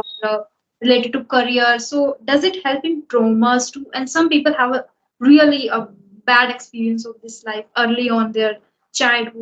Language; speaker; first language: English; non-native, local second language; Hindi